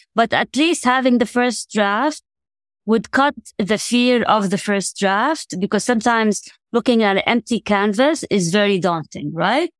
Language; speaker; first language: English; non-native, fluent; Arabic